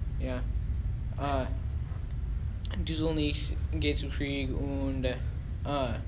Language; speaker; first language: German; non-native, learner; English